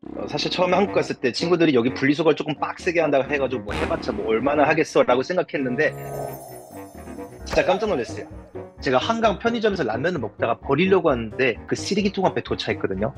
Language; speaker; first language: Korean; non-native, fluent; French